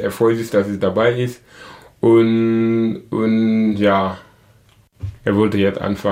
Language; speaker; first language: German; non-native, learner; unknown